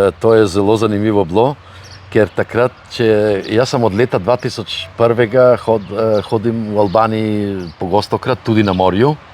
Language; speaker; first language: Slovenian; non-native, fluent; Albanian